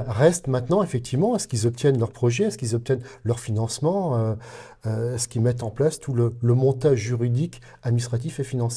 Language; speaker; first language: French; native; French